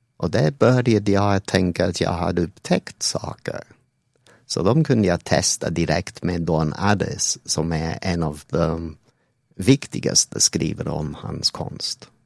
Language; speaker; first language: Swedish; non-native, fluent; English